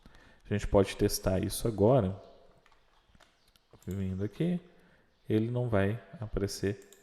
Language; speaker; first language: Portuguese; native; Portuguese